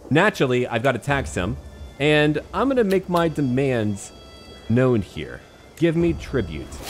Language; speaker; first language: English; native; English